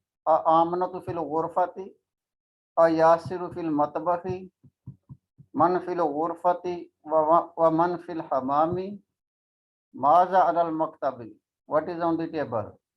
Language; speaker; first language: Arabic; non-native, learner; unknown